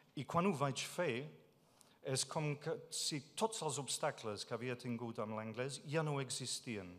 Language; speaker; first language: Catalan; non-native, fluent; English